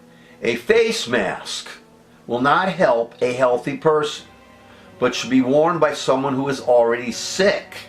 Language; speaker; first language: English; native; English